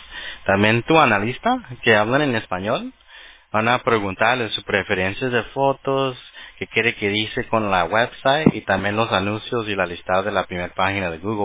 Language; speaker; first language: Spanish; early bilingual, heritage; Spanish